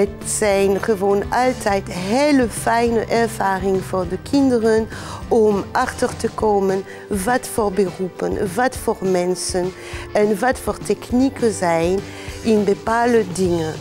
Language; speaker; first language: Dutch; non-native, fluent; French